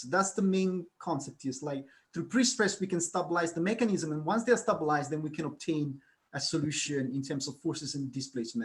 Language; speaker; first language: English; non-native, fluent; Italian